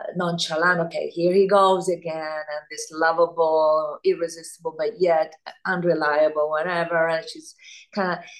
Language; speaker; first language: English; non-native, fluent; Italian